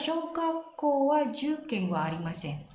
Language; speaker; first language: Japanese; non-native, learner; Indonesian